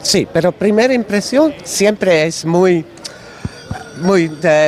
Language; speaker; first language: Spanish; non-native, learner; Dutch